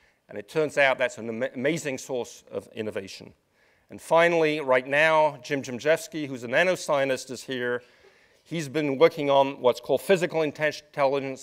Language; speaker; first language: English; native; English